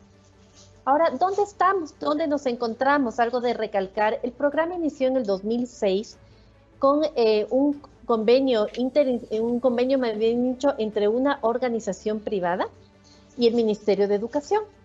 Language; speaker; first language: Spanish; native; Spanish